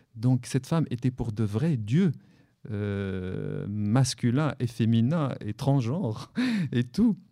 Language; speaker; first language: French; non-native, local second language; Arabic